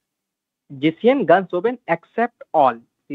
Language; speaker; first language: German; non-native, learner; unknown